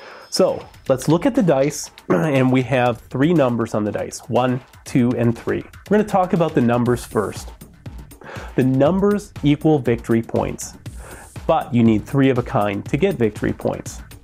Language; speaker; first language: English; native; English